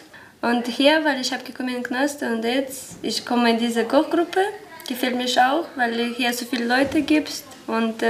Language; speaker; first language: German; non-native, learner; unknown